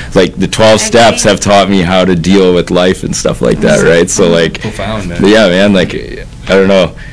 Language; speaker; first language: English; native; English